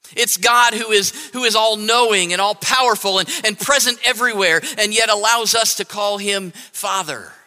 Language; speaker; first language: English; native; English